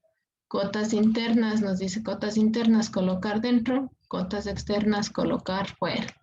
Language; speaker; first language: Spanish; native; Spanish